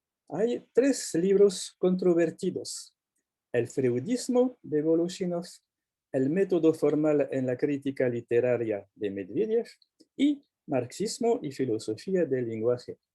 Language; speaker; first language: Spanish; non-native, fluent; French